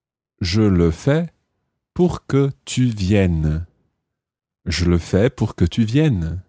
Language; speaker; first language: French; non-native, fluent; English